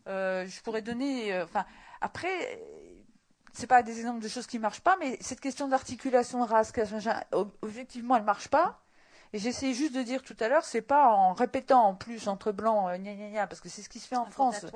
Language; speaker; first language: French; native; French